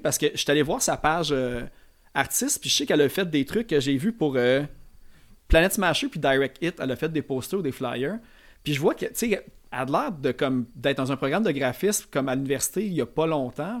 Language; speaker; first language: French; native; French